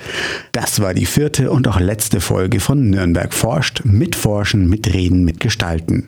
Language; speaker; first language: German; native; German